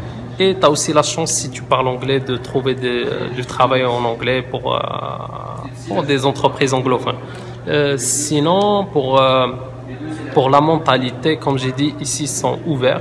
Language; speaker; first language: French; non-native, local second language; Arabic